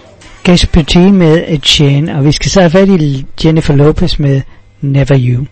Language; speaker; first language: Danish; native; Danish